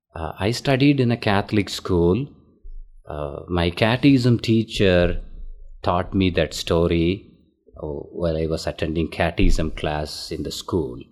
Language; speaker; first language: English; non-native, local second language; Tamil